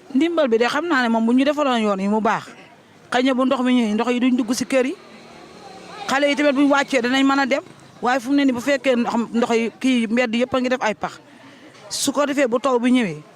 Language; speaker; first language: Wolof; native; Wolof